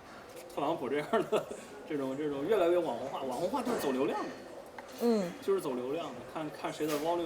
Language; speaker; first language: Chinese; native; Chinese